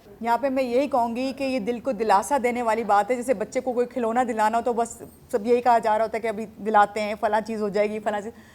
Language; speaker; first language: Urdu; native; Urdu